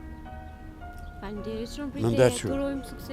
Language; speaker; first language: Albanian; native; Albanian